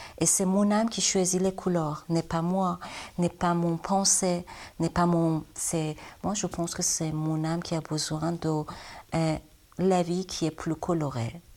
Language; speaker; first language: French; non-native, learner; Persian